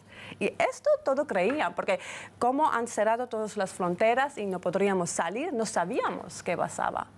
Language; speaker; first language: Spanish; non-native, fluent; Georgian